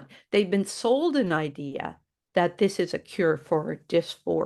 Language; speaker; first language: English; native; English